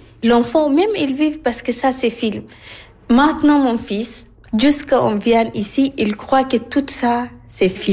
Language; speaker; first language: French; non-native, learner; Arabic